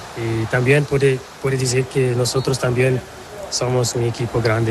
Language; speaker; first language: Spanish; non-native, learner; Portuguese